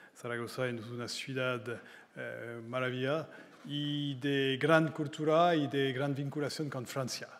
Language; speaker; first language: Spanish; non-native, fluent; French